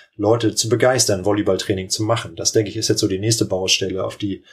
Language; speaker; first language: German; native; German